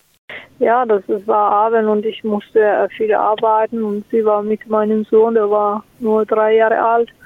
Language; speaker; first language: German; non-native, fluent; Italian